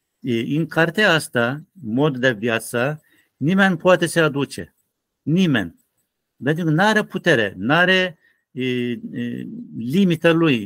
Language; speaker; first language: Romanian; non-native, learner; Turkish